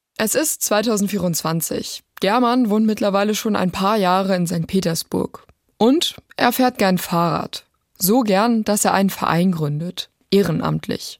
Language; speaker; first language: German; native; German